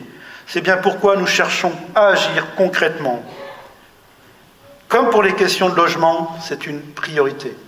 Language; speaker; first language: French; native; French